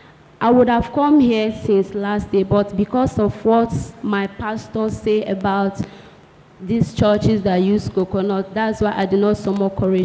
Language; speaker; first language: English; non-native, local second language; Igbo